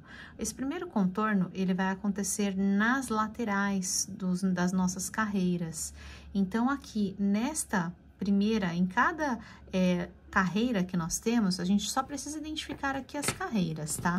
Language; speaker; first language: Portuguese; native; Portuguese